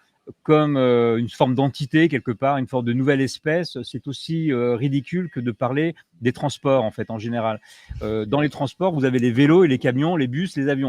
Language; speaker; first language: French; native; French